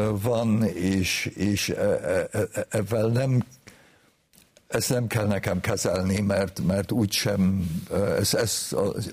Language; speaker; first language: Hungarian; early bilingual, heritage; Hungarian